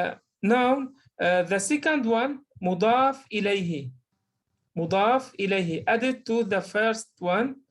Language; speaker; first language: English; non-native, learner; Arabic